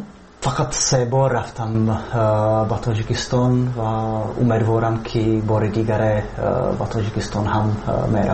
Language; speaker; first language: Persian; non-native, fluent; Czech